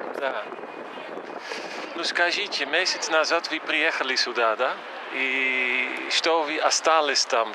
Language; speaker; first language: Russian; non-native, fluent; Dutch